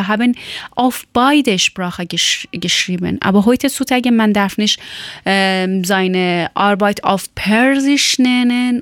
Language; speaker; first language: German; non-native, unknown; Persian